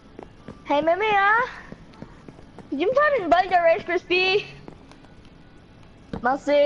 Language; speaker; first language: French; native; French